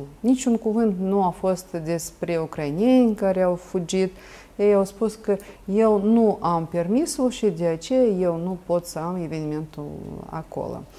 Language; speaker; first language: Romanian; non-native, local second language; Russian